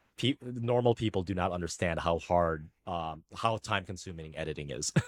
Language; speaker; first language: English; early bilingual, other home language; Filipino